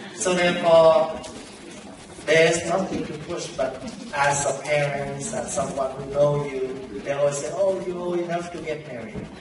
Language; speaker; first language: English; non-native, fluent; Vietnamese